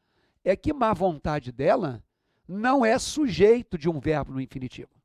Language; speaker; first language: Portuguese; native; Portuguese